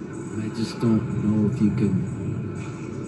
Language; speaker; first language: English; native; English